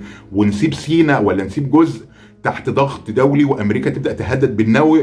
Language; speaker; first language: Arabic; native; Arabic